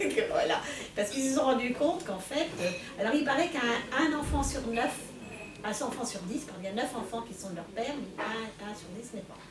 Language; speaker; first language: French; native; French